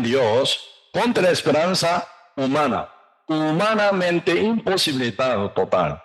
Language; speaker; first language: Spanish; non-native, learner; Korean